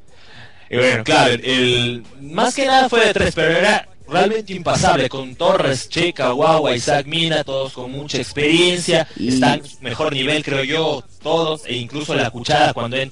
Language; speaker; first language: Spanish; native; Spanish